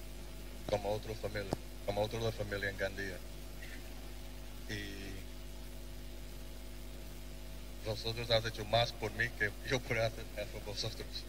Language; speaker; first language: Spanish; non-native, learner; English